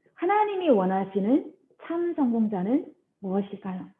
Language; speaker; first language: Korean; early bilingual, heritage; Korean